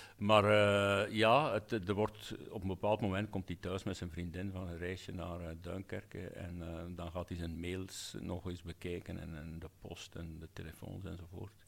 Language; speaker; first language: Dutch; native; Dutch